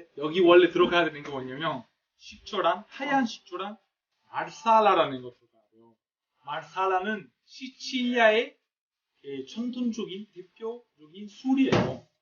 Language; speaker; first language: Korean; non-native, fluent; Italian